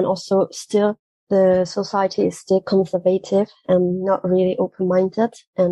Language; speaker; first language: English; non-native, fluent; Burmese